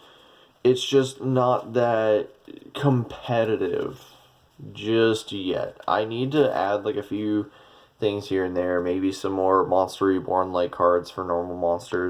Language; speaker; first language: English; native; English